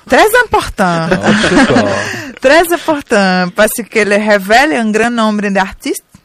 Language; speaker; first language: French; non-native, learner; Portuguese